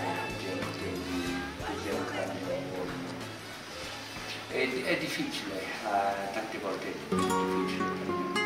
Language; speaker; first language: Italian; non-native, learner; German